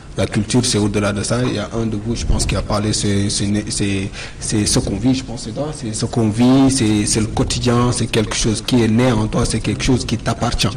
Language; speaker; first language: French; non-native, local second language; Wolof